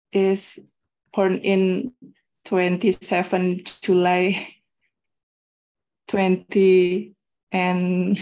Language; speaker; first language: English; non-native, learner; Indonesian